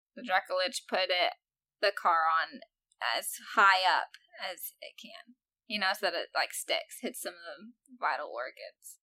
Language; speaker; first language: English; native; English